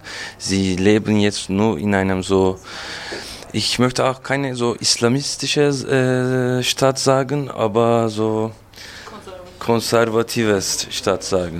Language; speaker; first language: German; non-native, fluent; Turkish